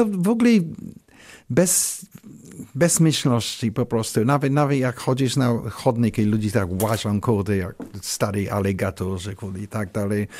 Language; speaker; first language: Polish; non-native, learner; English